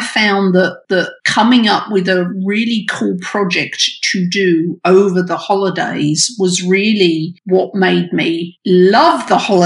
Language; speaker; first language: English; native; English